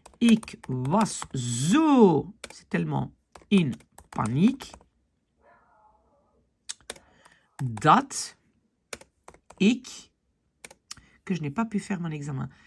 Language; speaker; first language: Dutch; non-native, fluent; French